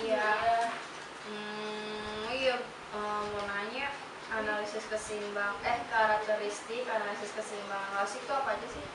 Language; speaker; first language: Indonesian; native; Indonesian